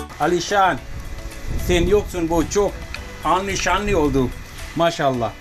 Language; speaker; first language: Turkish; non-native, learner; English